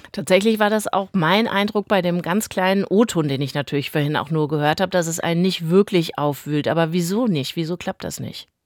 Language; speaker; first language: German; native; German